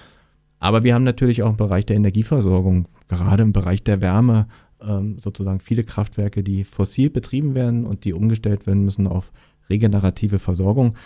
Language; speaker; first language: German; native; German